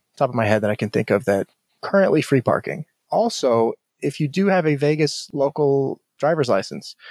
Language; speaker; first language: English; native; English